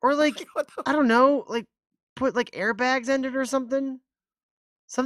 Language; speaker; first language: English; native; English